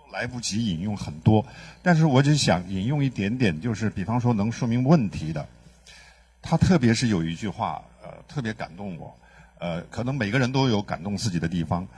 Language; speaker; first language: Chinese; native; Chinese